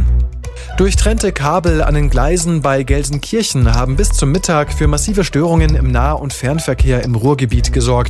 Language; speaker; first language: German; native; German